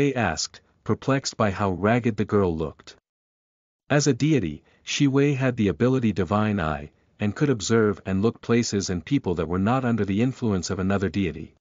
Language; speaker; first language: English; native; English